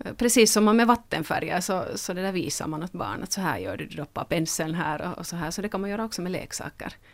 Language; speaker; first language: Swedish; native; Swedish